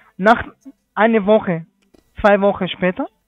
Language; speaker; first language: German; non-native, learner; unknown